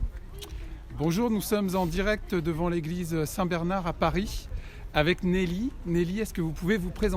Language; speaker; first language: French; native; French